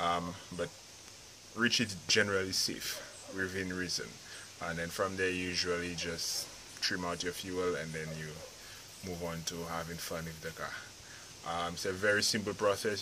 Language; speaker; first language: English; native; English